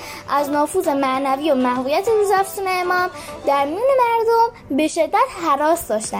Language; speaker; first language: Persian; native; Persian